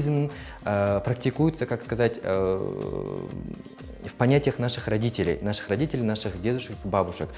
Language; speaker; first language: Russian; non-native, local second language; Kazakh